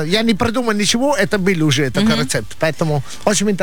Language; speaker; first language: Russian; non-native, fluent; Italian